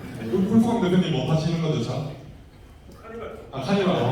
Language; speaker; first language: Korean; native; Korean